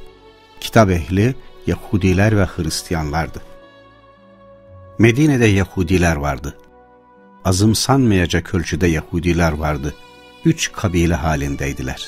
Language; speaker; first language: Turkish; native; Turkish